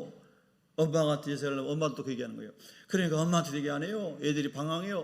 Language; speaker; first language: Korean; native; Korean